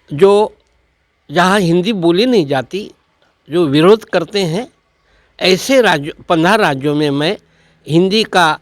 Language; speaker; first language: Hindi; non-native, local second language; Marathi